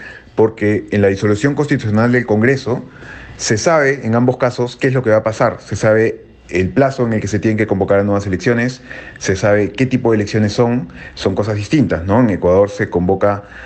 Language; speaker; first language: Spanish; native; Spanish